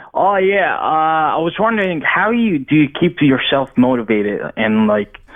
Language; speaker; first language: English; early bilingual, other home language; Arabic